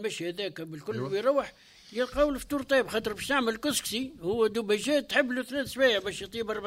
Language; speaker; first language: Arabic; native; Arabic